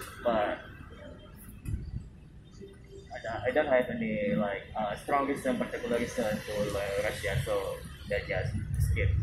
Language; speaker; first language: English; non-native, learner; Indonesian